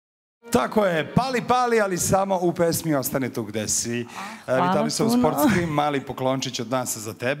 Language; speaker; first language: Serbian; native; Serbian